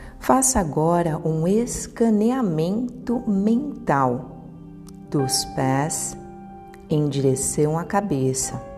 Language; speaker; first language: Portuguese; native; Portuguese